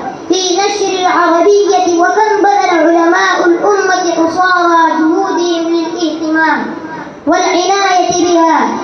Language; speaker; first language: Arabic; non-native, learner; Urdu